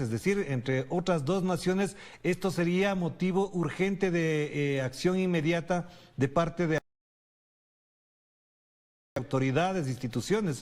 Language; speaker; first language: Spanish; native; Spanish